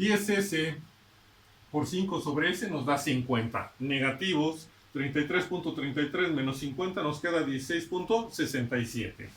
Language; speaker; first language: Spanish; native; Spanish